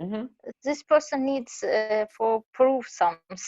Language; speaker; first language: English; non-native, learner; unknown